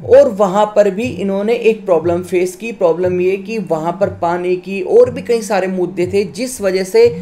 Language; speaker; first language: Hindi; native; Hindi